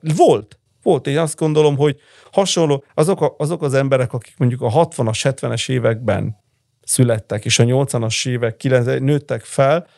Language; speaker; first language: Hungarian; early bilingual, heritage; Italian